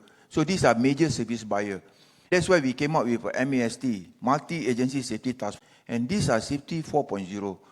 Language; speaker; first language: English; non-native, local second language; Malay